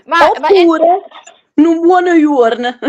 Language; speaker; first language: Italian; native; Italian